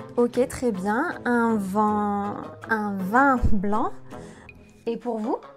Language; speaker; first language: French; native; French